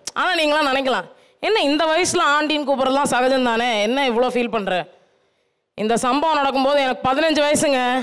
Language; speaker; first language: Tamil; non-native, local second language; Telugu